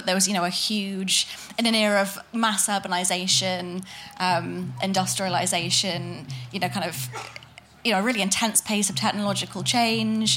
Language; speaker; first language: English; native; English